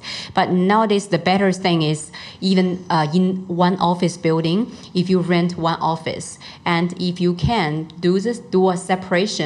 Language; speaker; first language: English; non-native, fluent; Chinese